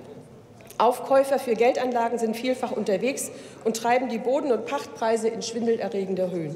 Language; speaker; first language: German; native; German